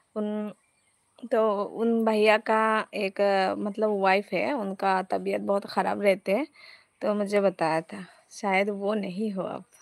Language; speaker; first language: Hindi; non-native, local second language; Bangla